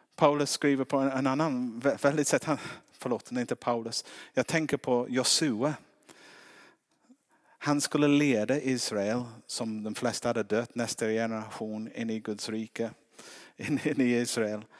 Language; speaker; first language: Swedish; non-native, fluent; English